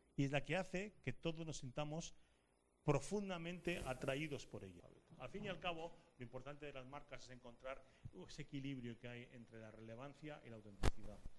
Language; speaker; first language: Spanish; native; Spanish